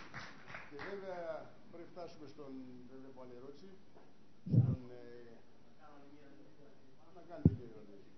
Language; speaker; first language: Greek; native; Greek